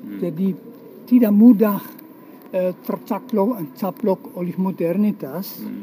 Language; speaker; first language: Indonesian; non-native, fluent; German